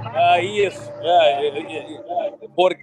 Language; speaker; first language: Portuguese; non-native, learner; English